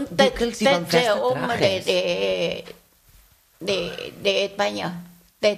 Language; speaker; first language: Catalan; non-native, learner; Vietnamese